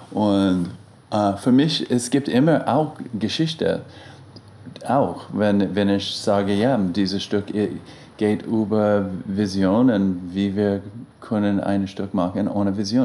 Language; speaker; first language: German; non-native, learner; English